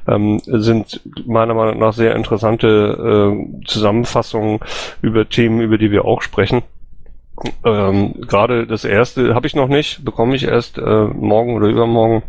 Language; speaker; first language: German; native; German